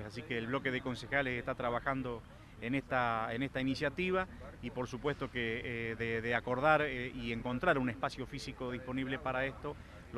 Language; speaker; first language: Spanish; native; Spanish